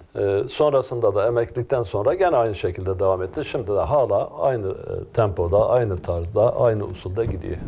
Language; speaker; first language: Turkish; non-native, local second language; Kurdish